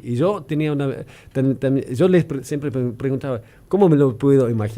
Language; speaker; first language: Spanish; non-native, fluent; German